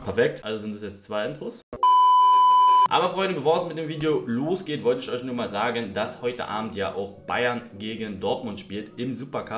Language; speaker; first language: German; native; German